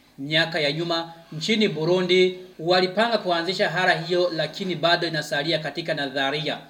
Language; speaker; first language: Swahili; non-native, local second language; Rundi